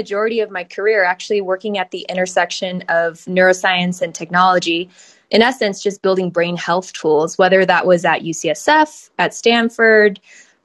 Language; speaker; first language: English; early bilingual, other home language; Chinese